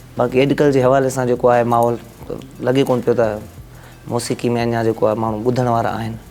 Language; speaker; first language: Sindhi; native; Sindhi